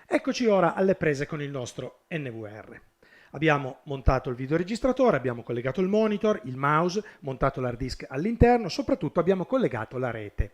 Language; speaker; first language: Italian; native; Italian